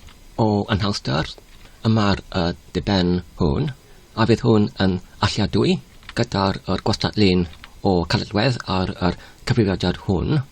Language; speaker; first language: Welsh; non-native, learner; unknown